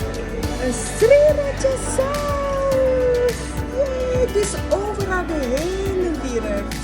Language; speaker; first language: Dutch; non-native, fluent; Indonesian